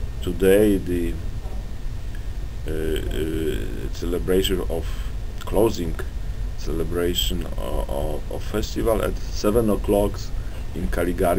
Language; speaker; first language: English; non-native, learner; Polish